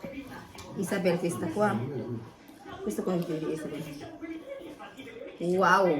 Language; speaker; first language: Italian; non-native, fluent; Filipino